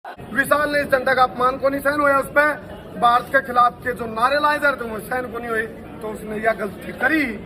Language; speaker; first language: Hindi; native; Hindi